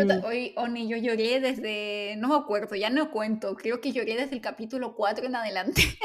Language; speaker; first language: Spanish; native; Spanish